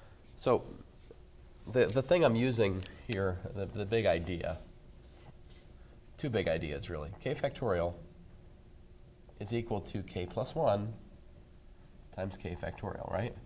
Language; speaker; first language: English; native; English